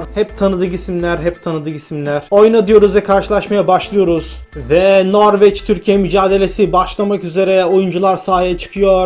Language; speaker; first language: Turkish; native; Turkish